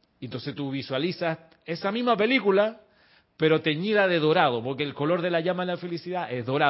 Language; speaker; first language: Spanish; native; Spanish